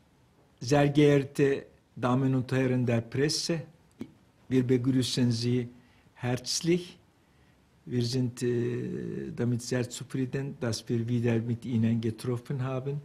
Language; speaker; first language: German; non-native, fluent; Turkish